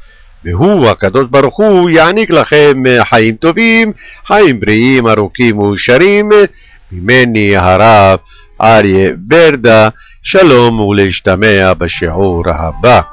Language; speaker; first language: Hebrew; native; Hebrew